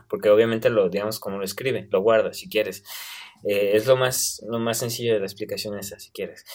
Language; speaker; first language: Spanish; native; Spanish